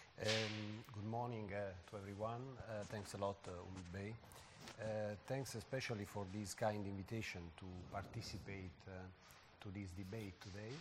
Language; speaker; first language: English; non-native, fluent; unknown